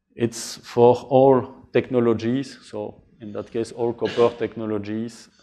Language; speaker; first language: English; non-native, fluent; French